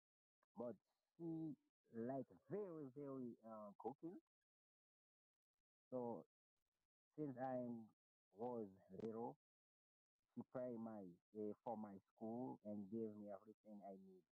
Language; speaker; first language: English; non-native, learner; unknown